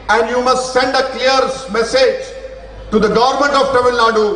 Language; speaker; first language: English; non-native, local second language; Urdu